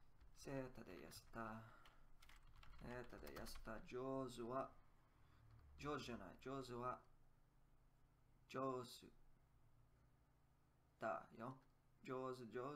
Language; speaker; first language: Japanese; non-native, learner; English